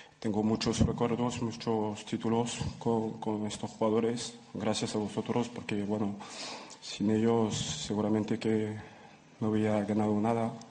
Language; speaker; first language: Spanish; non-native, fluent; French